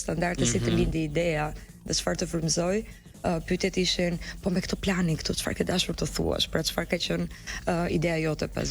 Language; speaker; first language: Albanian; native; Albanian